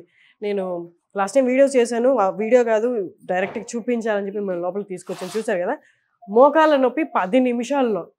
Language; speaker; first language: Telugu; native; Telugu